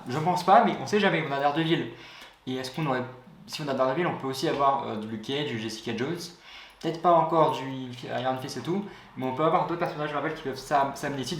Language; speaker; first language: French; native; French